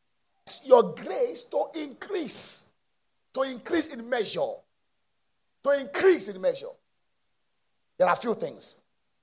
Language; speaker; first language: English; non-native, local second language; Yoruba